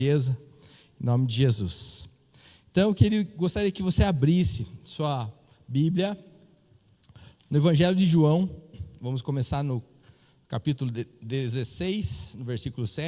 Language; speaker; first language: Portuguese; native; Portuguese